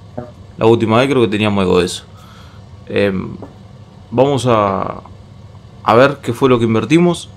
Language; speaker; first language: Spanish; native; Spanish